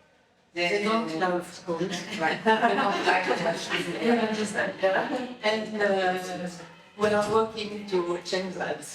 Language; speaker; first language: English; non-native, learner; French